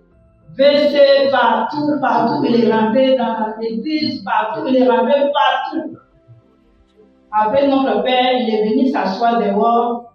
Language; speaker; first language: French; non-native, local second language; Kongo